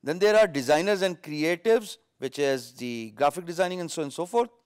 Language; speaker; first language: English; non-native, local second language; Urdu